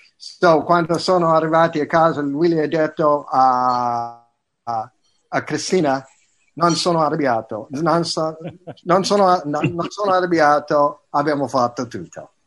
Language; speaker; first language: Italian; non-native, learner; English